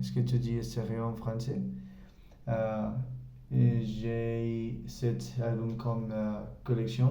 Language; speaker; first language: French; non-native, learner; Spanish